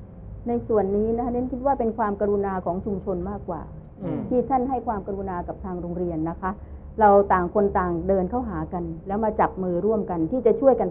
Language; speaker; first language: Thai; native; Thai